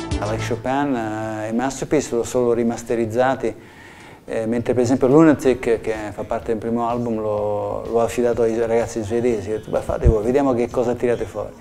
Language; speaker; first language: Italian; early bilingual, heritage; English